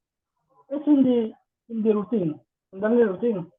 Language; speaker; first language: English; non-native, learner; Spanish